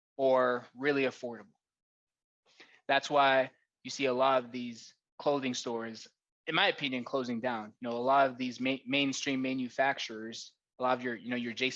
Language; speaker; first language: English; native; English